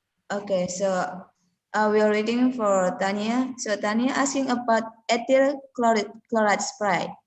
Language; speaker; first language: English; non-native, learner; Indonesian